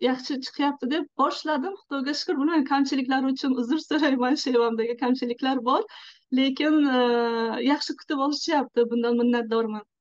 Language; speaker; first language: Uzbek; non-native, local second language; Tajik